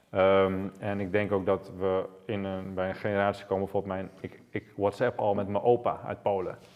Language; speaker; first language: Dutch; native; Dutch